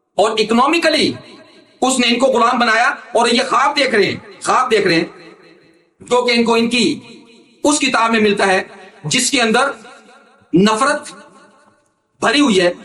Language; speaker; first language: Urdu; native; Urdu